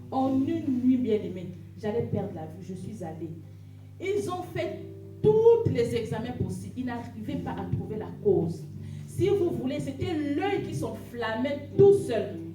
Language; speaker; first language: French; non-native, local second language; Lingala